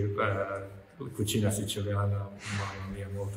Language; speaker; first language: Italian; non-native, learner; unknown